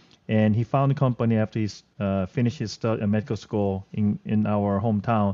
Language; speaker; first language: English; non-native, fluent; Korean